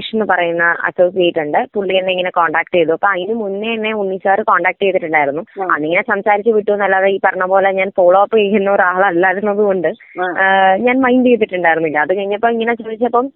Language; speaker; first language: Malayalam; native; Malayalam